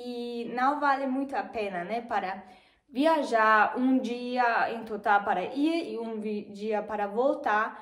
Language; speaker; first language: Portuguese; non-native, fluent; German